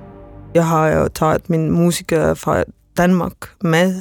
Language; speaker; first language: Danish; non-native, fluent; Estonian